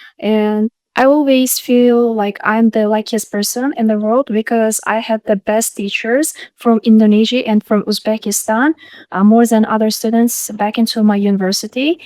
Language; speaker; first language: English; non-native, fluent; Uzbek